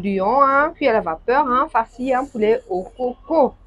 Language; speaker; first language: French; non-native, local second language; Malagasy